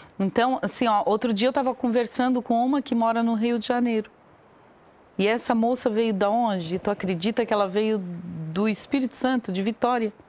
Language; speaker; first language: Portuguese; native; Portuguese